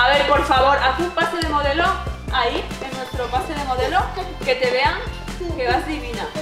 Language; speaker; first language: Spanish; native; Spanish